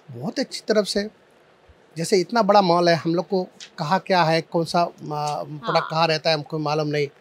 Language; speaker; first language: Hindi; non-native, local second language; Assamese